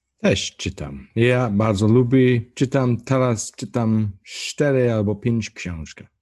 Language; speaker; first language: Polish; non-native, learner; English